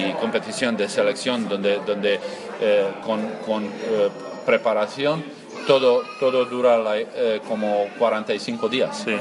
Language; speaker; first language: Spanish; non-native, learner; Croatian